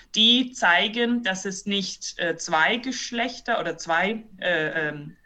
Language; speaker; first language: German; early bilingual, other home language; English